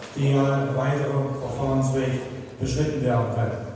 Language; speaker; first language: German; native; German